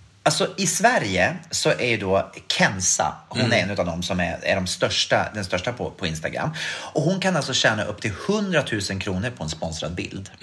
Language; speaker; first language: Swedish; native; Swedish